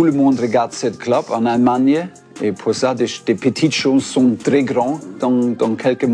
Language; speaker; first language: French; non-native, fluent; German